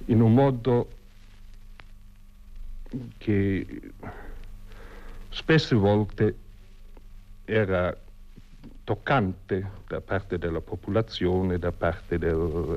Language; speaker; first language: Italian; non-native, fluent; German